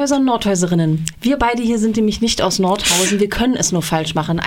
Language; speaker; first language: German; native; German